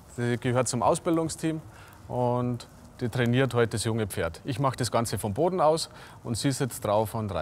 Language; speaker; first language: German; native; German